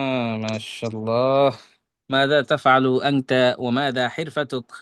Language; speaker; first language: Arabic; non-native, fluent; Bangla